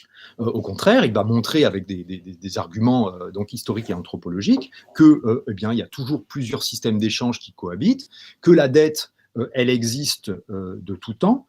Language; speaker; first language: French; native; French